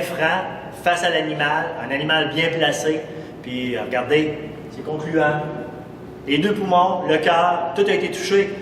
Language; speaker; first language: French; native; French